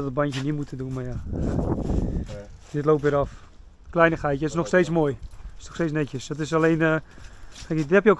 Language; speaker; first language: Dutch; native; Dutch